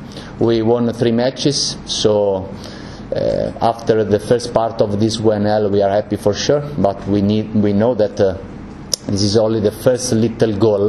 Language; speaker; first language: English; non-native, learner; Italian